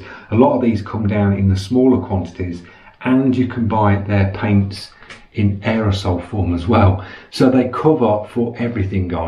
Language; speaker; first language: English; native; English